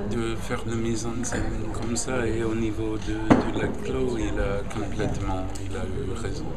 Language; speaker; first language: French; non-native, fluent; English